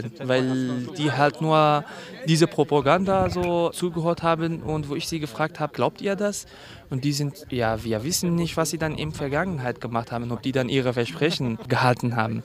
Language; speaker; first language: German; non-native, fluent; Kurdish